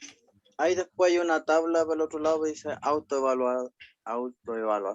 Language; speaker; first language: Spanish; native; Spanish